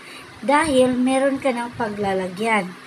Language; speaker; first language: Filipino; native; Filipino